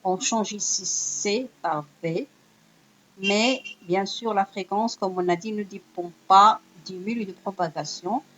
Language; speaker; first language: French; non-native, local second language; Arabic